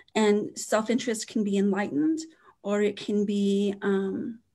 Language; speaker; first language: English; native; English